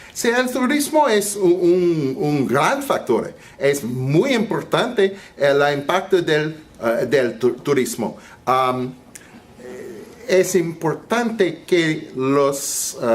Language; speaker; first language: Spanish; non-native, learner; English